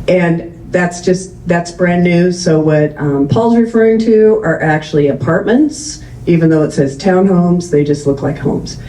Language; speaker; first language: English; native; English